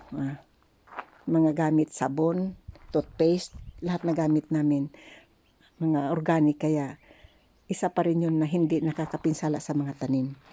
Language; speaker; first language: Filipino; native; Filipino